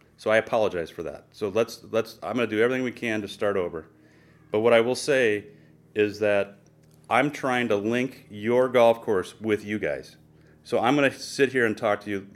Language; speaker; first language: English; native; English